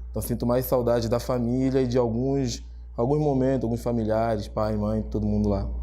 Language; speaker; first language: Portuguese; native; Portuguese